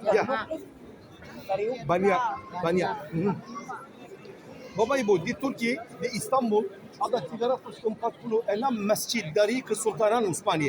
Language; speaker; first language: Indonesian; non-native, learner; Turkish